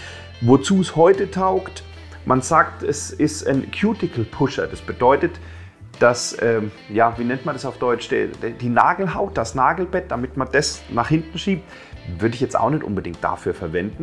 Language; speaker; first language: German; native; German